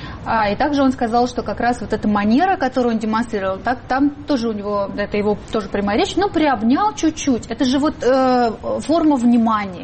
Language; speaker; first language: Russian; native; Russian